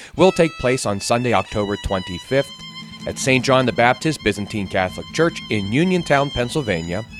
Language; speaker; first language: English; native; English